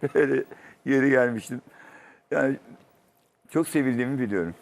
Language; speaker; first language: Turkish; native; Turkish